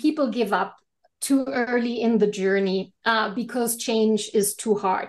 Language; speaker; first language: English; non-native, fluent; German